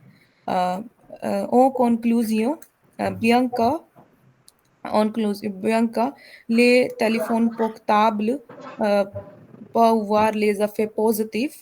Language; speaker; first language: French; non-native, learner; Hindi